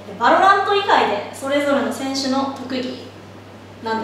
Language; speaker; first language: Japanese; native; Japanese